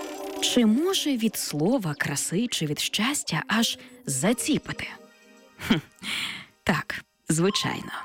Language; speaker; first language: Ukrainian; native; Ukrainian